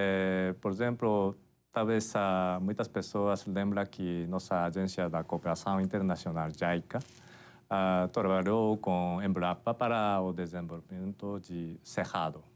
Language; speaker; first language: Portuguese; non-native, fluent; Japanese